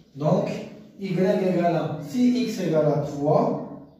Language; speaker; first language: French; non-native, local second language; Arabic